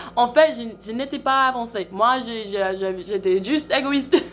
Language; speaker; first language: French; non-native, fluent; English